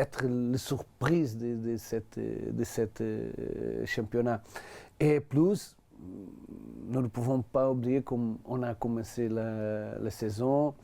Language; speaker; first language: French; non-native, learner; Portuguese